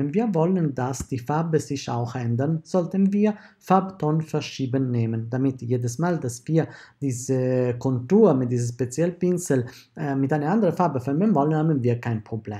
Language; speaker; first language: German; non-native, fluent; Italian